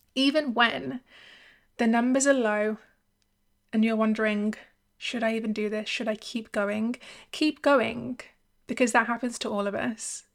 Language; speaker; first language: English; native; English